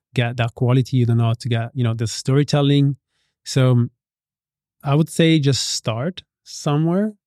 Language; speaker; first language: English; non-native, fluent; Italian